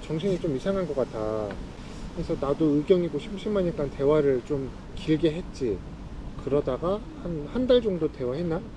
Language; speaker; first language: Korean; native; Korean